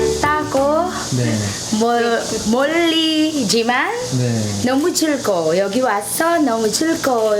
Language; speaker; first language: Korean; non-native, learner; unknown